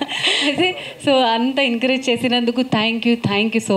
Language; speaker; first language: Telugu; non-native, fluent; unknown